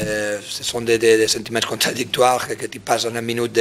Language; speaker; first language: French; non-native, fluent; Spanish